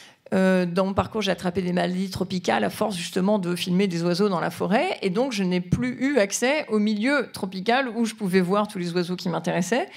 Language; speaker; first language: French; native; French